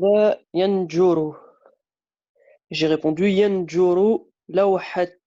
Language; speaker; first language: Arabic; non-native, learner; French